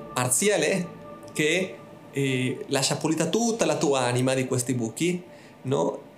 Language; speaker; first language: Italian; non-native, fluent; Spanish